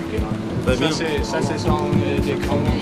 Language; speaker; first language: French; non-native, learner; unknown